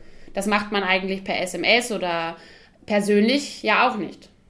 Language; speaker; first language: German; non-native, fluent; French